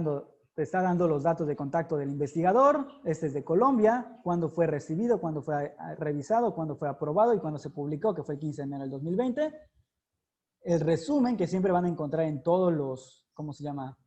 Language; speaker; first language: Spanish; native; Spanish